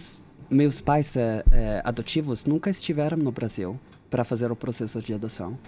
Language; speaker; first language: Portuguese; non-native, fluent; Hebrew